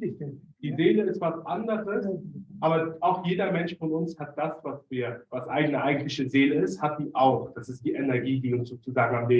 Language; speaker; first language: German; native; German